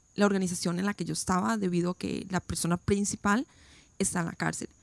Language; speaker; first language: Spanish; native; Spanish